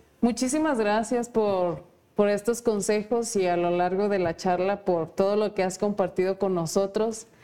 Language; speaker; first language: Spanish; native; Spanish